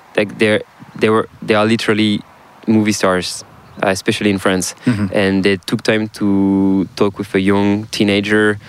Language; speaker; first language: English; non-native, fluent; French